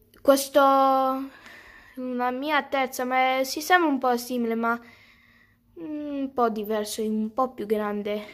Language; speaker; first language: Italian; early bilingual, other home language; Romanian